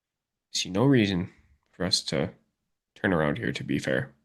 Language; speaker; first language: English; native; English